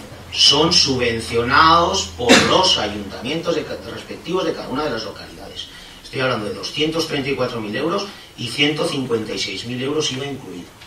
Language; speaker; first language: Spanish; native; Spanish